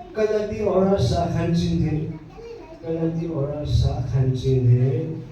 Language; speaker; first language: Burmese; non-native, local second language; Hakha Chin